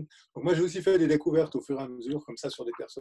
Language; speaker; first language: French; native; French